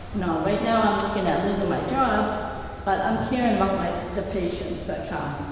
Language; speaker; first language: English; native; English